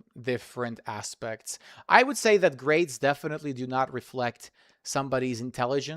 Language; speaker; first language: English; non-native, fluent; Serbian